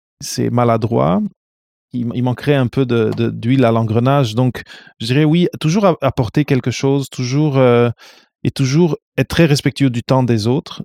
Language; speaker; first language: French; non-native, fluent; Portuguese